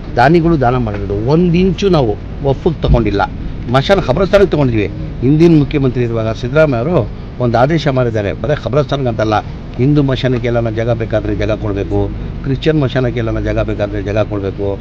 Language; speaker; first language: Kannada; non-native, local second language; Urdu